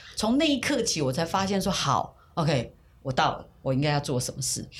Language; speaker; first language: Chinese; native; Chinese